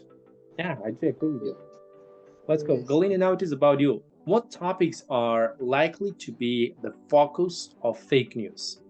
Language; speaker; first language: English; non-native, fluent; Tajik